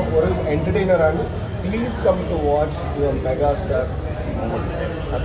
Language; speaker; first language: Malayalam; non-native, local second language; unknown